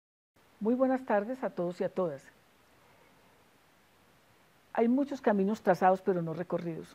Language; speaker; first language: Spanish; native; Spanish